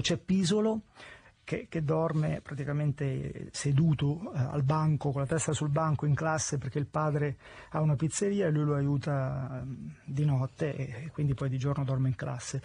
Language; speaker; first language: Italian; native; Italian